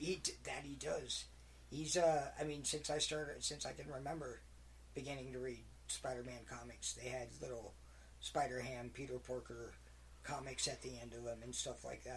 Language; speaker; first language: English; native; English